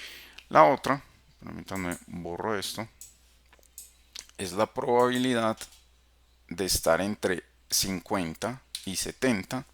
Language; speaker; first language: Spanish; native; Spanish